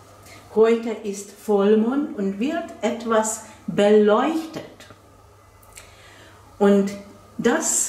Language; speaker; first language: German; non-native, fluent; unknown